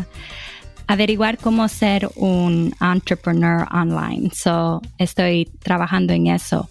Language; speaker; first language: Spanish; early bilingual, heritage; English